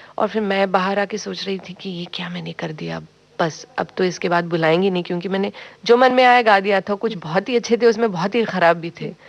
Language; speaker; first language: Hindi; non-native, local second language; Tamil